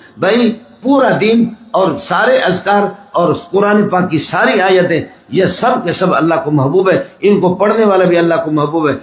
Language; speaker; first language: Urdu; non-native, local second language; Baluchi